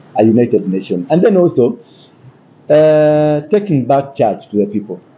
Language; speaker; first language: English; non-native, local second language; Kikuyu